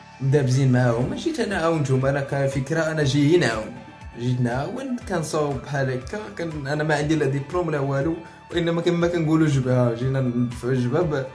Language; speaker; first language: Arabic; native; Arabic